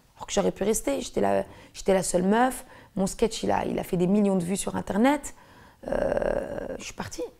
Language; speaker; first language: French; native; French